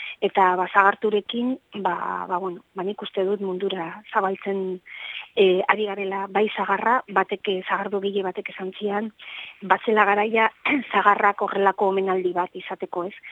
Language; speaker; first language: Basque; native; Basque